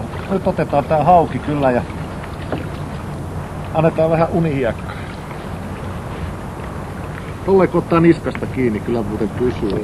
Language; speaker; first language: Finnish; native; Finnish